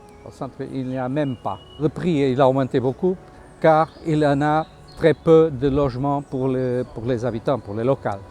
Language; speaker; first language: French; non-native, fluent; Portuguese